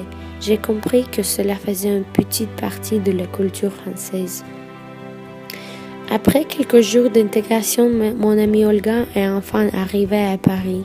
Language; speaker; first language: French; non-native, fluent; Russian